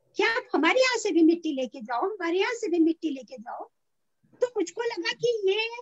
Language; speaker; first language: Hindi; native; Hindi